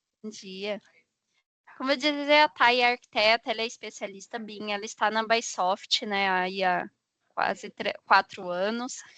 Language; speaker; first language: Portuguese; native; Portuguese